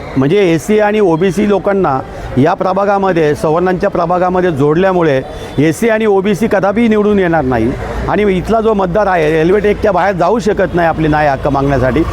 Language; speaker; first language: Marathi; native; Marathi